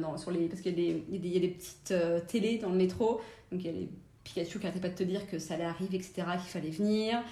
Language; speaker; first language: French; native; French